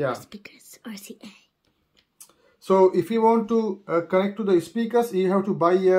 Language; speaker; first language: English; non-native, learner; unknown